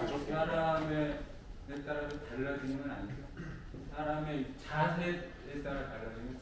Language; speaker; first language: Korean; native; Korean